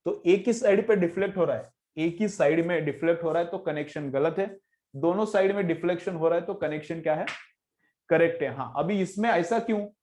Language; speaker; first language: Hindi; non-native, local second language; Marathi